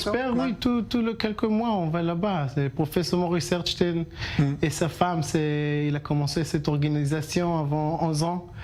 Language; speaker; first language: French; non-native, learner; Hebrew